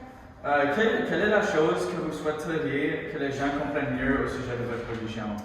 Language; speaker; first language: French; native; French